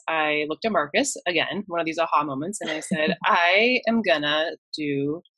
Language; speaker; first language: English; native; English